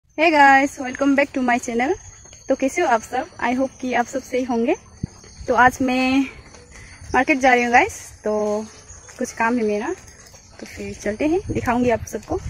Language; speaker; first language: Hindi; non-native, local second language; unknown